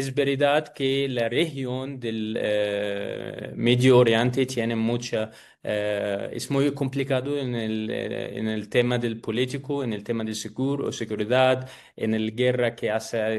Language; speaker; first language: Spanish; non-native, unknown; Arabic